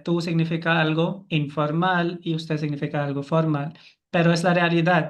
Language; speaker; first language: Spanish; non-native, fluent; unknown